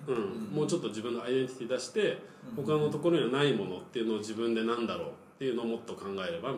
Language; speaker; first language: Japanese; native; Japanese